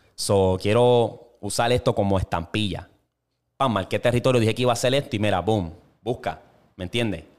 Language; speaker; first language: Spanish; native; Spanish